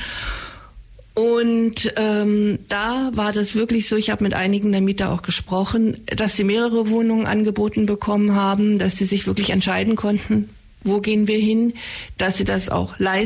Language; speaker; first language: German; native; German